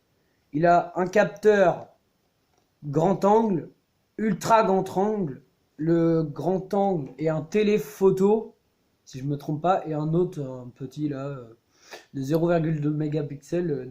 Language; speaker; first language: French; native; French